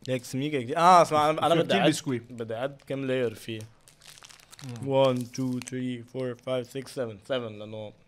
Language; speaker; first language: Arabic; native; Arabic